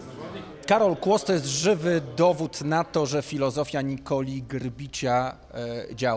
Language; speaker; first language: Polish; native; Polish